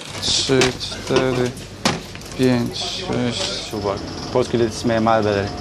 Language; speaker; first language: Danish; non-native, fluent; Polish